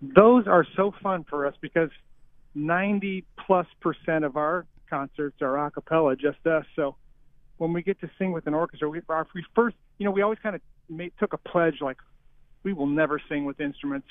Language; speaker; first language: English; native; English